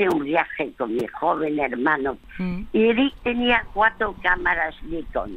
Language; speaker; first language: Spanish; early bilingual, other home language; French